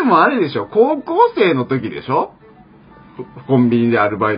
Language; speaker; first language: Japanese; native; Japanese